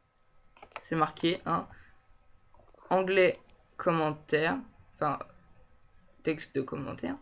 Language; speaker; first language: French; native; French